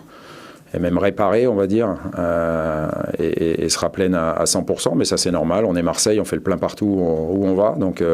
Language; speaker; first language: French; native; French